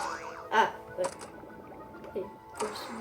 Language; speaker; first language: French; native; French